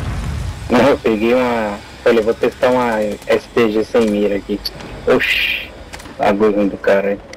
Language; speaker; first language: Portuguese; native; Portuguese